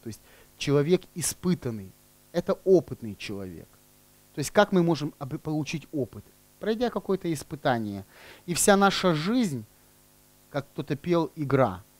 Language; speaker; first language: Russian; native; Russian